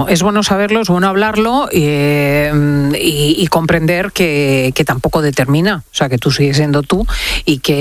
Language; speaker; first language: Spanish; native; Spanish